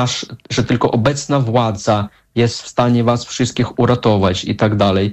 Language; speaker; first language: Polish; non-native, fluent; Russian